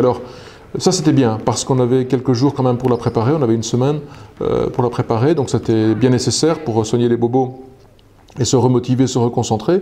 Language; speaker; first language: French; native; French